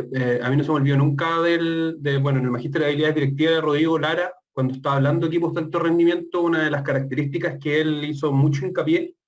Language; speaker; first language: Spanish; native; Spanish